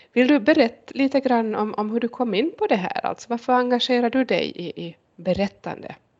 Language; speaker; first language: Swedish; native; Swedish